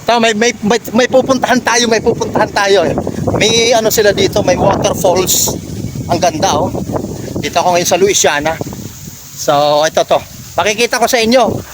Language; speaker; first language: Filipino; native; Filipino